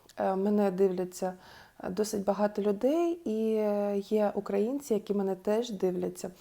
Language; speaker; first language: Ukrainian; non-native, local second language; Russian